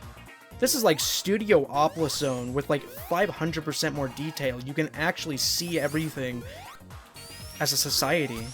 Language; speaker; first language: English; native; English